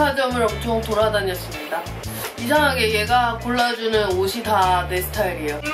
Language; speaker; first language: Korean; native; Korean